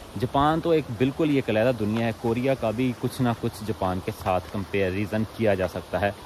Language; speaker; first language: Urdu; non-native, local second language; Punjabi